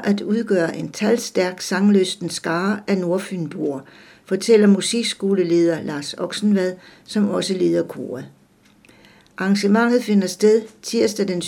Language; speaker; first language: Danish; native; Danish